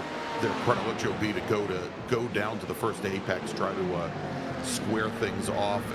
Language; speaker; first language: English; native; English